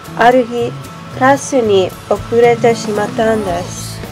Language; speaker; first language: Japanese; non-native, learner; English